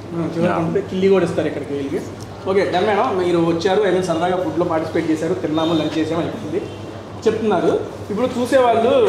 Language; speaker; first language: Telugu; native; Telugu